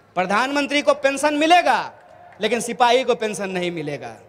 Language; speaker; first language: Hindi; native; Hindi